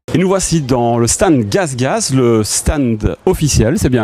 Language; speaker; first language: French; native; French